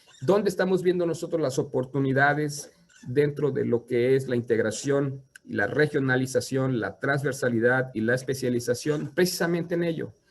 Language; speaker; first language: Spanish; native; Spanish